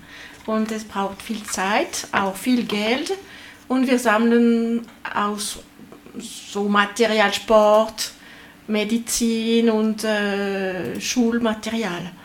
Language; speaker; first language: German; non-native, learner; French